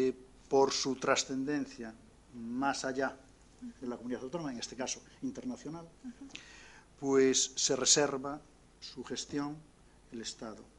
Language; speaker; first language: Spanish; native; Spanish